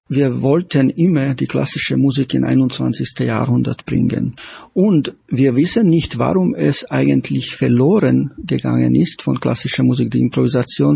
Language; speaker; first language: German; non-native, fluent; Slovak